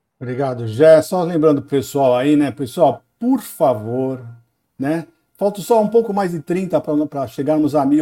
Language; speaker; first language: Portuguese; native; Portuguese